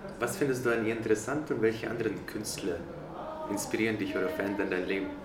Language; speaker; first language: German; non-native, fluent; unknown